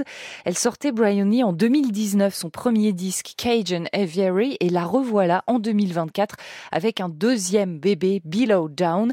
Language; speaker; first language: French; native; French